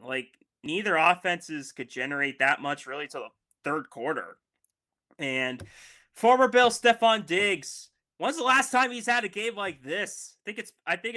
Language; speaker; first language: English; native; English